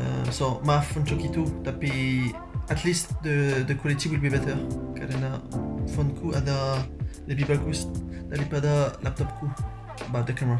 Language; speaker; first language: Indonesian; non-native, learner; French